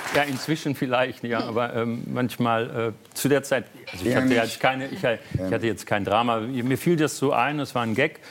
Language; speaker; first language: German; native; German